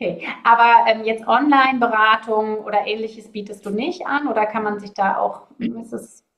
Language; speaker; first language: German; native; German